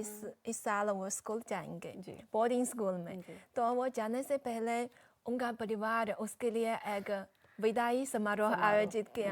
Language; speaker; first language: Hindi; non-native, fluent; Chinese